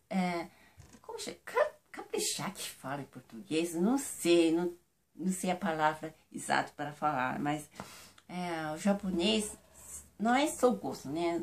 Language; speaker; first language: Portuguese; non-native, fluent; Japanese